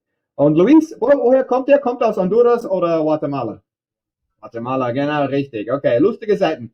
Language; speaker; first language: German; non-native, fluent; English